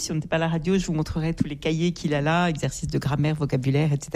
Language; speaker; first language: French; native; French